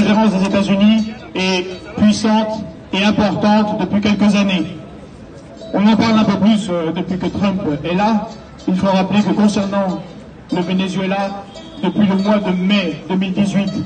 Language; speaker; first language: French; native; French